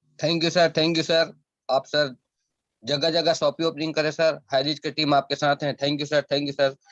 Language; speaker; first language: Hindi; native; Hindi